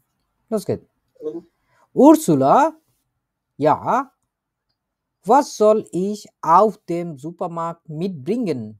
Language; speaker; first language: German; non-native, learner; Bangla